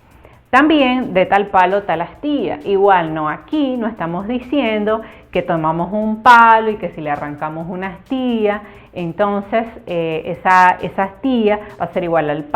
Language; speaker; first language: Spanish; native; Spanish